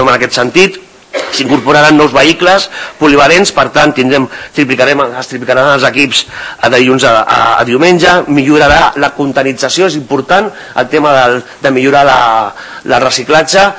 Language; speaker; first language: Catalan; native; Catalan